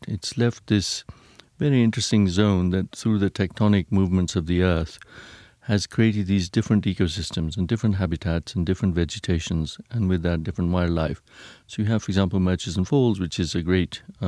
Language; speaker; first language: English; non-native, local second language; Punjabi